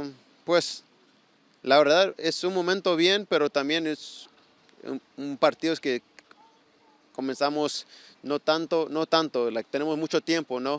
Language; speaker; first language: Spanish; early bilingual, heritage; Spanish